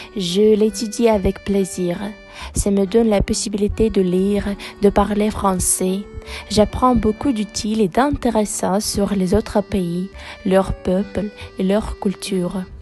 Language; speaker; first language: French; non-native, fluent; Russian